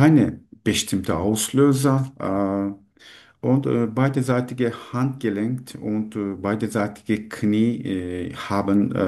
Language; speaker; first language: German; non-native, learner; Turkish